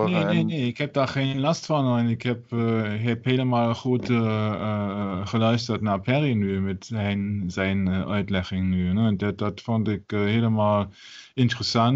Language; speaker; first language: Dutch; non-native, learner; German